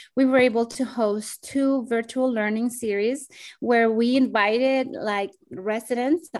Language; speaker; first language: English; non-native, fluent; Spanish